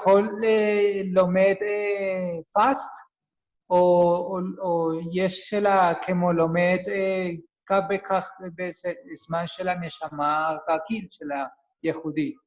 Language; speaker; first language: Hebrew; non-native, learner; Spanish